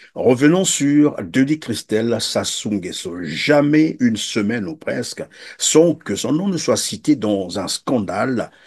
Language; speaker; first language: French; non-native, local second language; Lingala